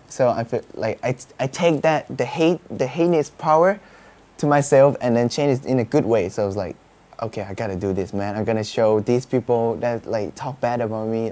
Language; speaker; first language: English; non-native, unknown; Thai